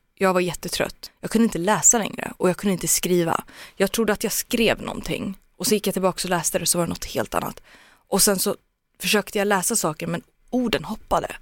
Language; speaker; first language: Swedish; early bilingual, other home language; Turoyo